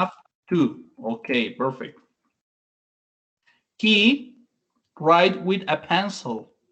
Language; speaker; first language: English; non-native, learner; Spanish